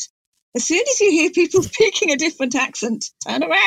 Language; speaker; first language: English; native; English